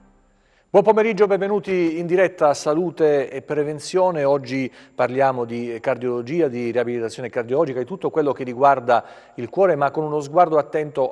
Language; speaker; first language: Italian; native; Italian